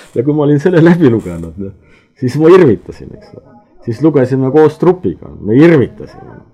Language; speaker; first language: Estonian; non-native, local second language; Russian